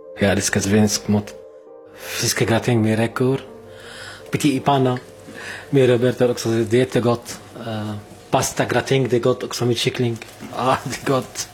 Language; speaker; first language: Swedish; non-native, learner; Arabic